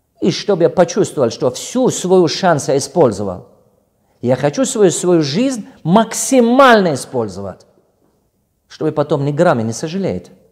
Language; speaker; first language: Russian; non-native, local second language; Tajik